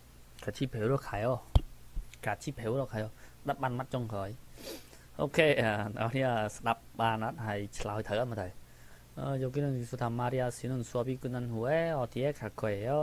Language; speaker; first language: Korean; non-native, fluent; Khmer